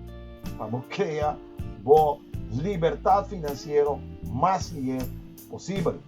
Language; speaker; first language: Portuguese; non-native, learner; Papiamento